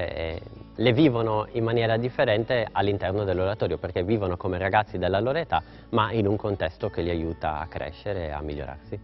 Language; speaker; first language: Italian; native; Italian